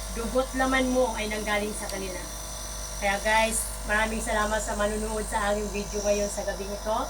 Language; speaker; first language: Filipino; native; Filipino